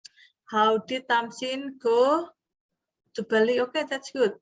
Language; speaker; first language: English; non-native, fluent; Indonesian